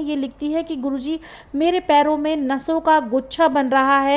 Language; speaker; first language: Hindi; native; Hindi